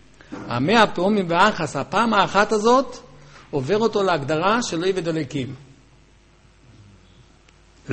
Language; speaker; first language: Hebrew; native; Hebrew